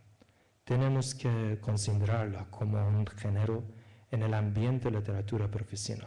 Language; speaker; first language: Spanish; non-native, fluent; Persian